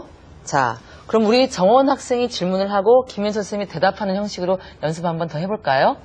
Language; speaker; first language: Korean; native; Korean